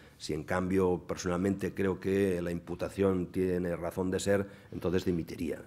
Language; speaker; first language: Spanish; non-native, local second language; Catalan